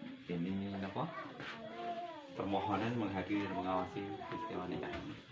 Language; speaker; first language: Indonesian; native; Indonesian